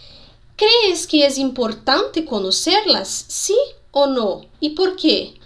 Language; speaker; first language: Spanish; non-native, fluent; Portuguese